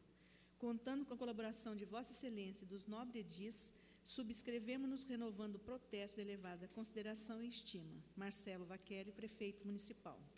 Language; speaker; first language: Portuguese; native; Portuguese